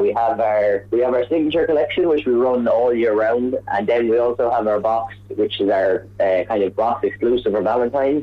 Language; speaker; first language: English; native; English